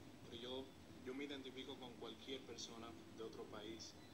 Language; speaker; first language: Spanish; early bilingual, heritage; Spanish